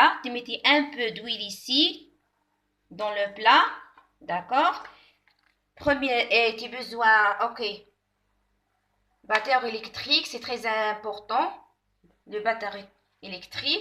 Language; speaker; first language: French; non-native, local second language; Arabic